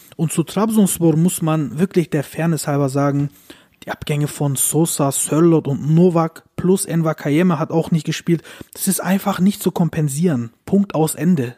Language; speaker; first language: German; early bilingual, other home language; Turkish